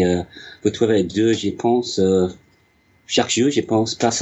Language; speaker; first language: French; non-native, learner; English